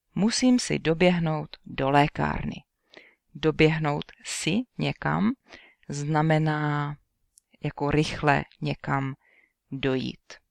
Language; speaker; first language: Czech; native; Czech